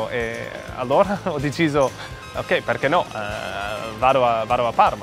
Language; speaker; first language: Italian; non-native, learner; English